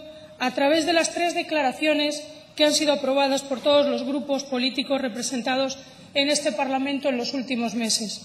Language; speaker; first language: Spanish; native; Spanish